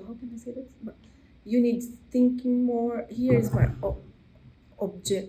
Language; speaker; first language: English; non-native, learner; Portuguese